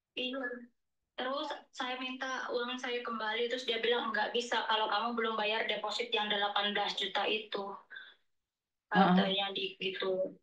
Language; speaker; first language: Indonesian; native; Indonesian